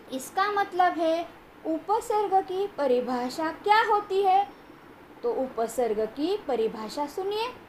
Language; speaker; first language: Hindi; non-native, local second language; Marathi